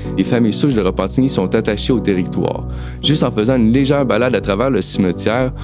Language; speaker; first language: French; native; French